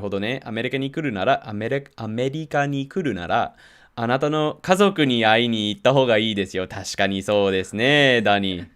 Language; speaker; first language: Japanese; non-native, fluent; English